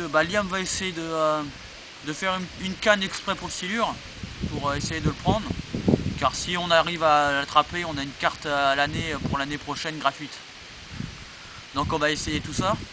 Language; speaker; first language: French; native; French